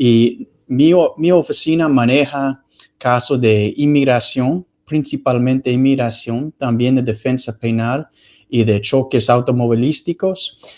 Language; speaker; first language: Spanish; non-native, fluent; English